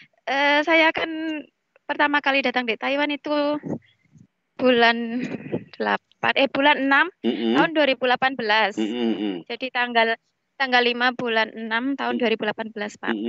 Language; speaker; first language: Indonesian; non-native, local second language; Javanese